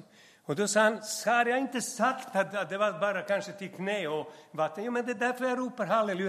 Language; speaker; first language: Swedish; non-native, fluent; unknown